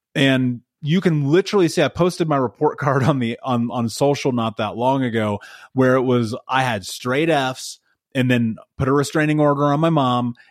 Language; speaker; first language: English; native; English